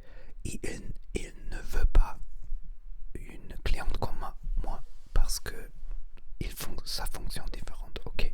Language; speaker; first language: French; non-native, learner; Spanish